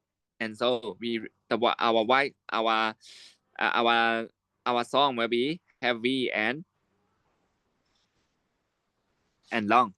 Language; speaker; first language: English; non-native, learner; Shan